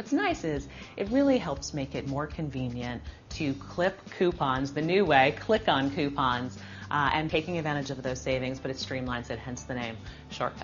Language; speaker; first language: English; native; English